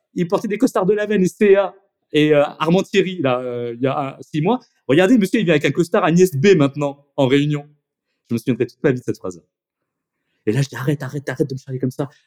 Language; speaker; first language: French; native; French